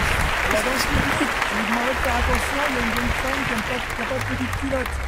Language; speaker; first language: French; native; French